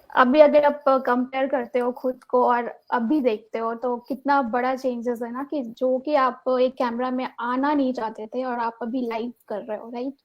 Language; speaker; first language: Hindi; native; Hindi